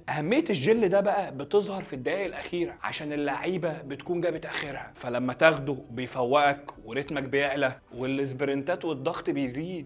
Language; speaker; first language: Arabic; native; Arabic